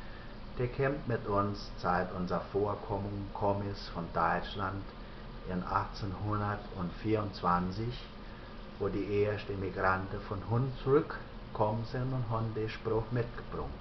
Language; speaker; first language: German; early bilingual, heritage; German